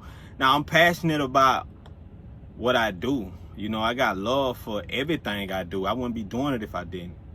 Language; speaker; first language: English; native; English